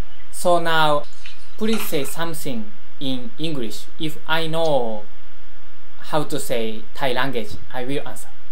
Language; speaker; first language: English; non-native, learner; Japanese